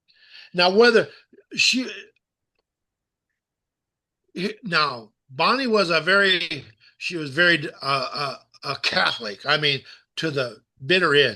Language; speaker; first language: English; native; English